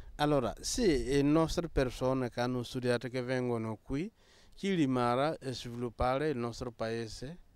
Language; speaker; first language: Italian; non-native, fluent; Mossi